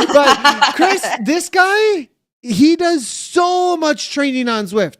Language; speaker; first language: English; native; English